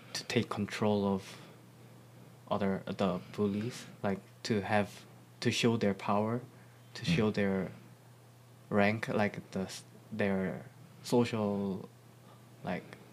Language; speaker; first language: English; non-native, fluent; Korean